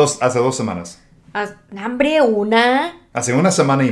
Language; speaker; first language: Spanish; non-native, fluent; English